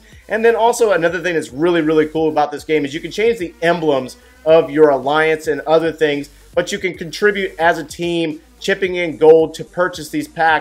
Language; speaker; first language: English; native; English